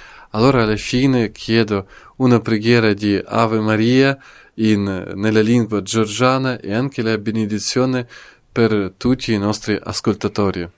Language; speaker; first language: Italian; non-native, learner; Ukrainian